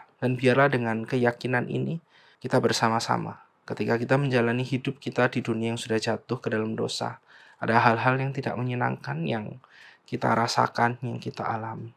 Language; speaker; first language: Indonesian; native; Indonesian